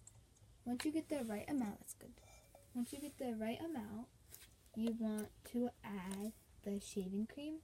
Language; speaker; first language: English; native; English